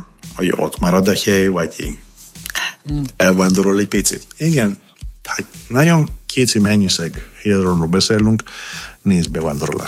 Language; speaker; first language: Hungarian; non-native, fluent; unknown